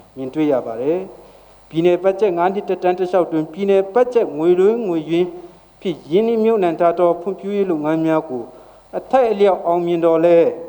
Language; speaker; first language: Burmese; non-native, local second language; Hakha Chin